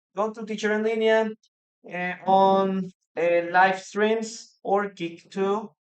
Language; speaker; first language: English; non-native, fluent; Spanish